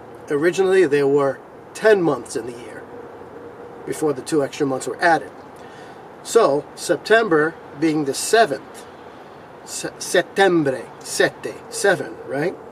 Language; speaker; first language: English; native; English